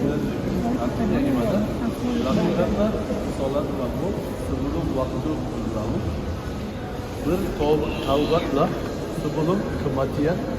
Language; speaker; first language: Indonesian; non-native, learner; Turkish